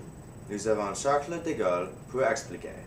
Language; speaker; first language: French; non-native, learner; English